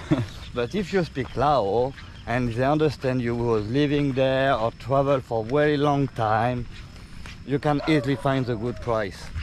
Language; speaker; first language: English; non-native, learner; French